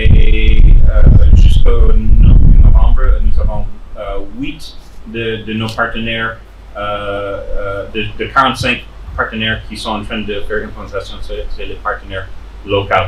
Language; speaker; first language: French; non-native, fluent; English